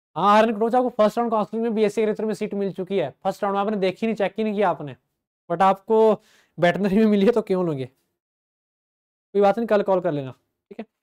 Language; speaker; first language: Hindi; native; Hindi